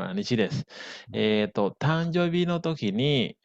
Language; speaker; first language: Japanese; non-native, fluent; Indonesian